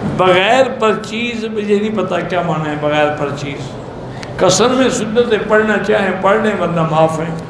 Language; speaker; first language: Urdu; early bilingual, heritage; Urdu